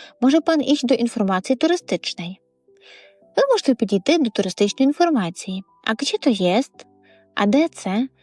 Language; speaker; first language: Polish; non-native, fluent; Ukrainian